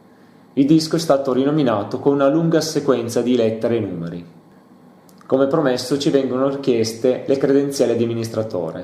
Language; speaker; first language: Italian; native; Italian